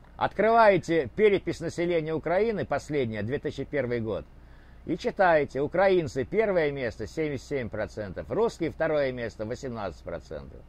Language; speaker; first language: Russian; native; Russian